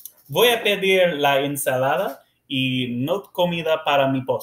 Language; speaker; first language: Spanish; non-native, learner; English